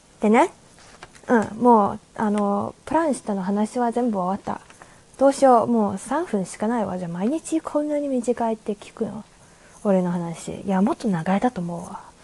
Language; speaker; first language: Japanese; non-native, learner; Chinese